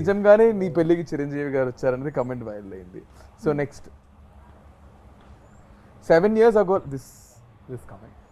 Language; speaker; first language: Telugu; native; Telugu